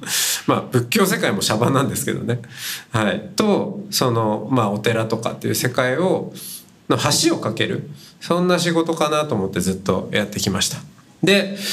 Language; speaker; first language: Japanese; native; Japanese